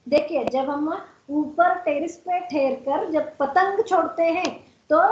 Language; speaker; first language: Hindi; non-native, local second language; Kannada